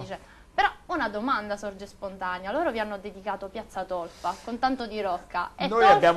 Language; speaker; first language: Italian; native; Italian